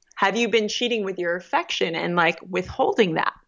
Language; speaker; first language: English; native; English